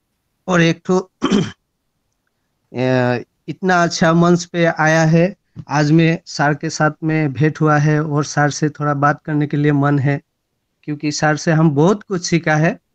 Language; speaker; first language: Hindi; non-native, local second language; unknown